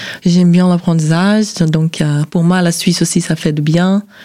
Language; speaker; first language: French; non-native, fluent; Portuguese